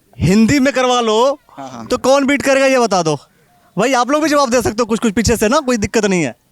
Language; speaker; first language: Hindi; native; Hindi